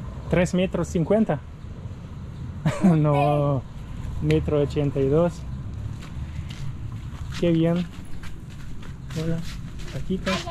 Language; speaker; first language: Spanish; non-native, fluent; German